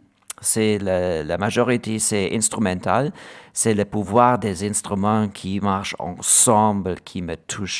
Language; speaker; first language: French; non-native, learner; German